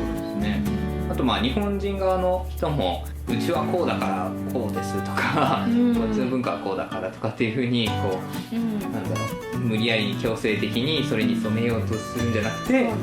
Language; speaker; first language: Japanese; native; Japanese